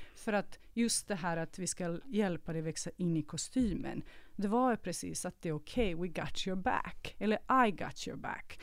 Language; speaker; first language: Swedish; early bilingual, other home language; Serbian